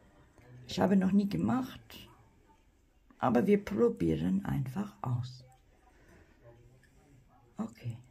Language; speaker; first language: German; non-native, fluent; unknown